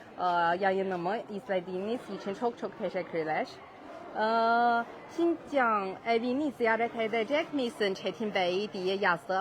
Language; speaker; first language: Turkish; non-native, learner; Chinese